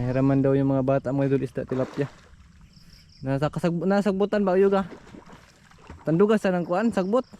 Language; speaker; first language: Filipino; non-native, local second language; Cebuano